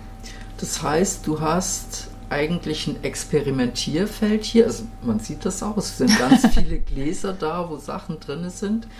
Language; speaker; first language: German; native; German